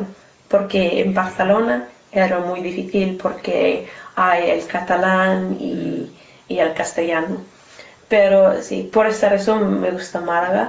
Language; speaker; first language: Spanish; non-native, learner; English